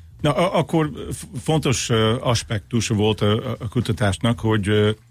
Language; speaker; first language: Hungarian; non-native, fluent; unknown